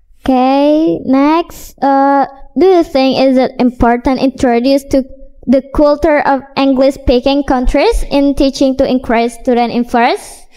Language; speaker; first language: English; non-native, learner; Indonesian